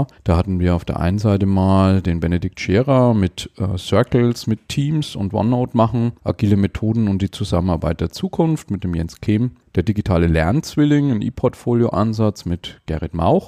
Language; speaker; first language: German; native; German